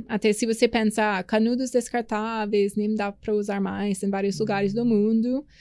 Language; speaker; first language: Portuguese; non-native, fluent; English